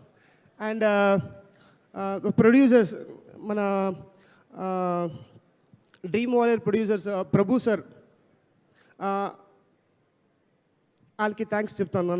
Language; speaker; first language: Telugu; non-native, learner; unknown